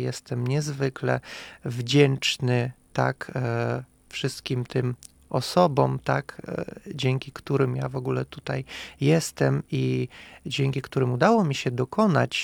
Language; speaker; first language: Polish; non-native, fluent; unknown